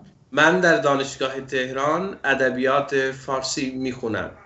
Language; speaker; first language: Persian; non-native, fluent; Urdu